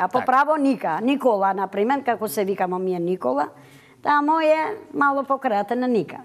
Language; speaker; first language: Macedonian; early bilingual, heritage; Macedonian